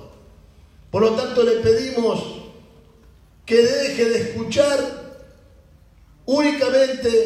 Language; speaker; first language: Spanish; native; Spanish